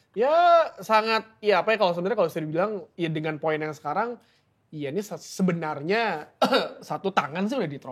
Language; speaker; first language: Indonesian; native; Indonesian